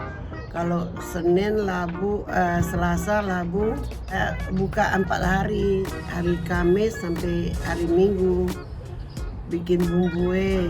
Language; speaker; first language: Indonesian; non-native, local second language; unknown